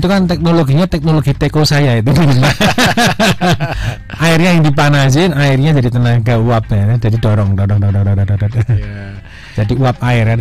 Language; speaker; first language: Indonesian; native; Indonesian